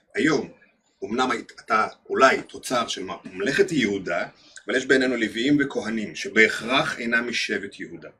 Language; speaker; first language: Hebrew; non-native, fluent; Russian